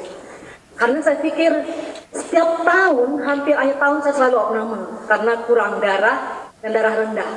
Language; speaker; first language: Indonesian; native; Indonesian